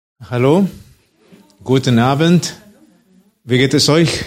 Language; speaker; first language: German; non-native, fluent; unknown